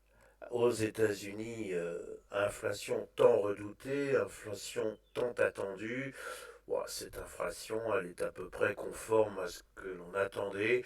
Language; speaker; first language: French; native; French